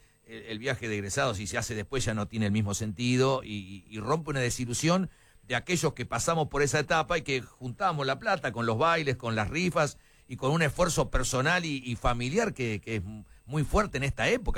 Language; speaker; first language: Spanish; native; Spanish